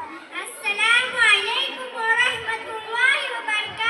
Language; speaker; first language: Arabic; non-native, learner; Bangla